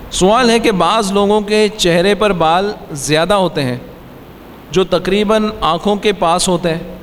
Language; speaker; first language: Urdu; native; Urdu